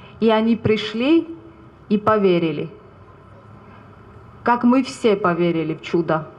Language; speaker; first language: Russian; non-native, fluent; Georgian